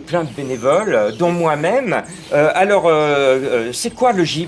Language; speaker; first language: French; native; French